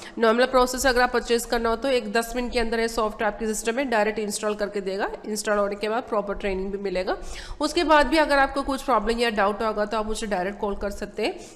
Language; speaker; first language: Hindi; non-native, local second language; Malayalam